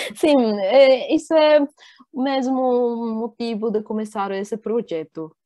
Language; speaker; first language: Portuguese; non-native, learner; Japanese